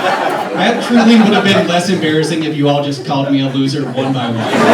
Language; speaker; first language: English; native; English